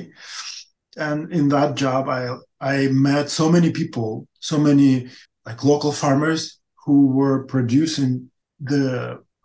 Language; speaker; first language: English; non-native, fluent; Ukrainian